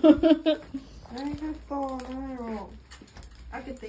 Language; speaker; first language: Japanese; native; Japanese